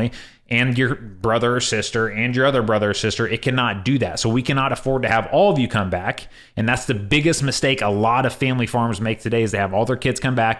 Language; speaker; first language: English; native; English